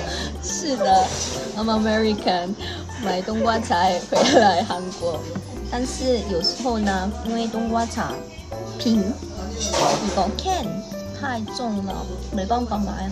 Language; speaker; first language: Chinese; non-native, fluent; Korean